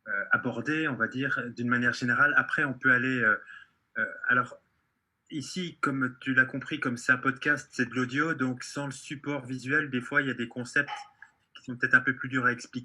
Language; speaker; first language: French; native; French